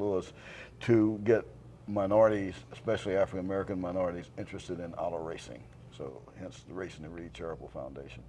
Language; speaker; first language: English; native; English